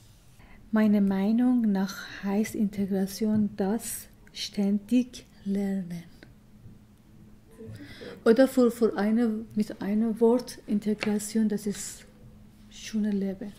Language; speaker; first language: German; non-native, learner; Persian